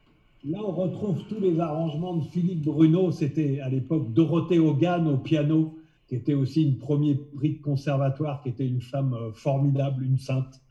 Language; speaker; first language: French; native; French